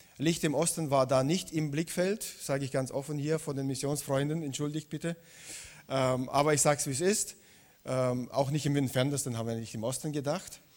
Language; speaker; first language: German; non-native, fluent; Russian